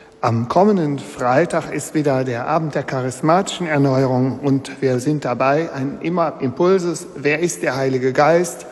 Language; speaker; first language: German; native; German